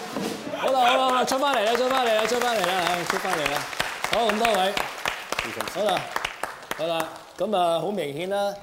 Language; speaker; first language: Cantonese; native; Cantonese